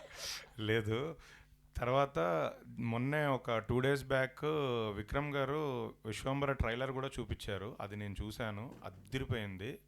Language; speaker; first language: Telugu; native; Telugu